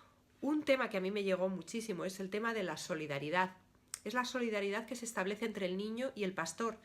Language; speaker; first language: Spanish; native; Spanish